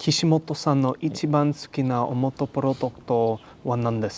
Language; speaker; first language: Japanese; non-native, learner; English